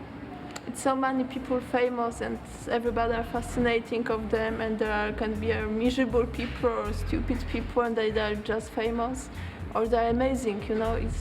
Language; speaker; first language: English; non-native, learner; Polish